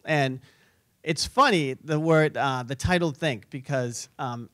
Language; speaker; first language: English; native; English